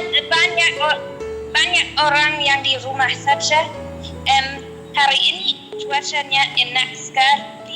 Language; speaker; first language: Indonesian; non-native, fluent; German